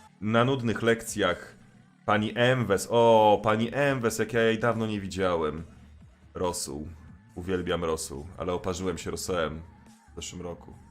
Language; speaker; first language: Polish; native; Polish